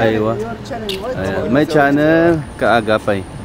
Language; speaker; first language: Arabic; non-native, learner; Filipino